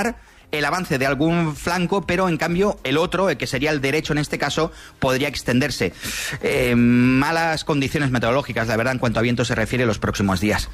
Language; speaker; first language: Spanish; native; Spanish